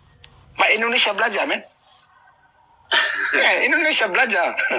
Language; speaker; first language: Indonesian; non-native, local second language; Achinese